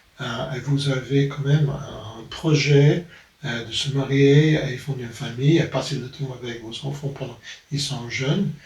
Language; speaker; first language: French; non-native, fluent; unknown